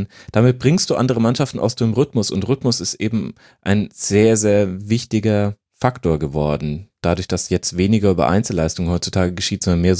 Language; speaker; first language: German; native; German